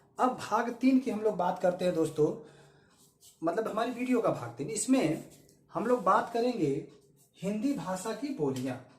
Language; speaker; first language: Hindi; native; Hindi